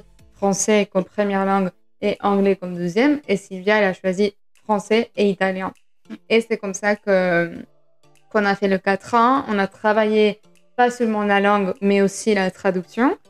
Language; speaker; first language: French; non-native, fluent; Spanish